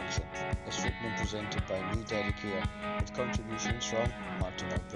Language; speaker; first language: English; native; English